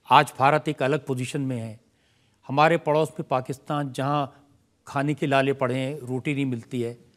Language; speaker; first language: Hindi; native; Hindi